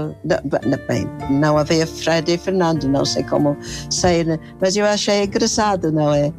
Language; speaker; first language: Portuguese; non-native, fluent; English